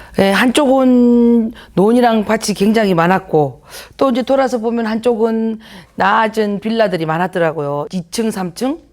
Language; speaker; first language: Korean; native; Korean